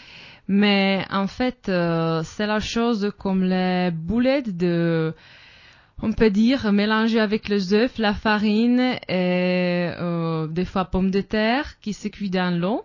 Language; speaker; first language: French; non-native, fluent; Czech